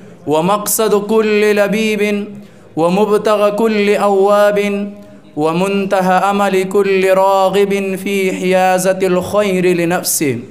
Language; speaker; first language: Arabic; non-native, fluent; Urdu